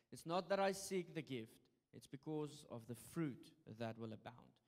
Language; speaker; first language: English; non-native, local second language; Afrikaans